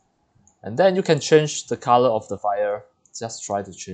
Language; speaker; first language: English; non-native, fluent; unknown